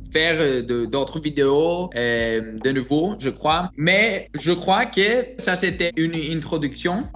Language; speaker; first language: French; non-native, learner; Greek